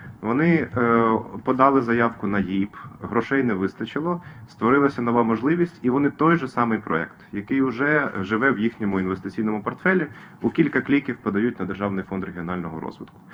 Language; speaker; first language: Ukrainian; native; Ukrainian